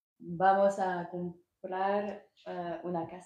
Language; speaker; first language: Spanish; non-native, learner; French